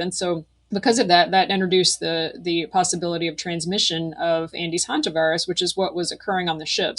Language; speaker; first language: English; native; English